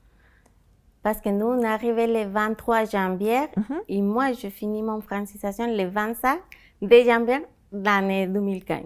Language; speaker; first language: French; non-native, learner; Spanish